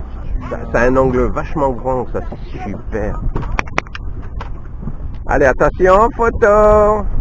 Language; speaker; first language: French; native; French